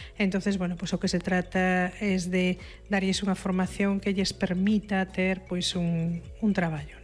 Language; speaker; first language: Galician; non-native, local second language; Spanish